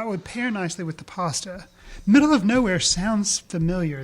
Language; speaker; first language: English; native; English